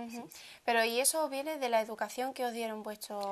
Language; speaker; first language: Spanish; native; Spanish